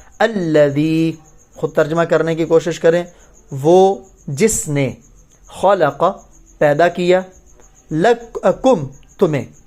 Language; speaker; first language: Urdu; native; Urdu